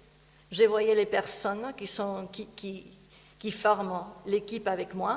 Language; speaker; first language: French; non-native, fluent; Spanish